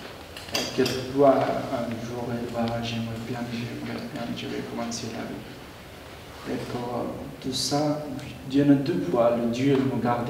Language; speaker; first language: French; non-native, learner; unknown